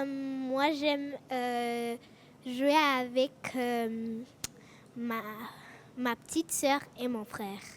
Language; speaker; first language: French; non-native, learner; English